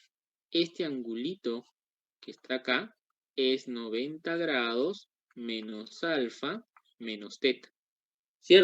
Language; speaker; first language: Spanish; native; Spanish